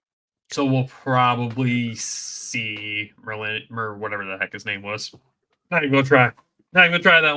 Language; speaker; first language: English; native; English